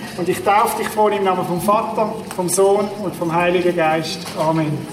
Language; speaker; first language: German; native; German